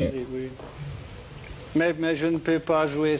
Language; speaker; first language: French; non-native, learner; German